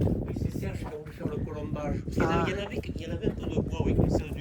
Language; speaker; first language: French; native; French